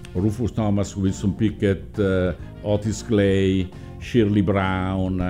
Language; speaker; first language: English; non-native, learner; Italian